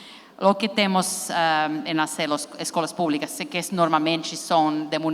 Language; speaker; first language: Portuguese; non-native, learner; Finnish